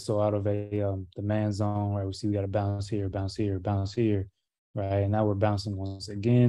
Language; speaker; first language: English; native; English